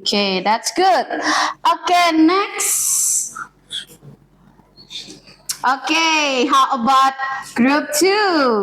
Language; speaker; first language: English; non-native, learner; Indonesian